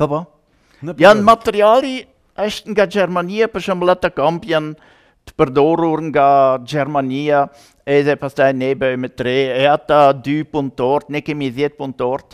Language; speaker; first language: Albanian; non-native, learner; German